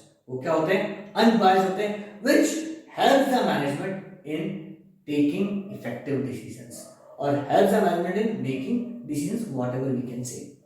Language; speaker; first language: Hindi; native; Hindi